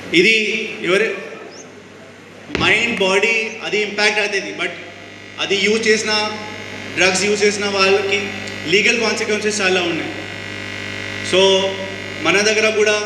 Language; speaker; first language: Telugu; non-native, fluent; Hindi